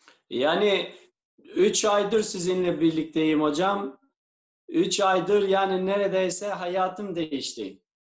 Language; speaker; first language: Turkish; non-native, fluent; Albanian